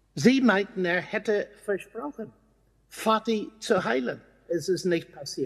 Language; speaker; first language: German; non-native, fluent; English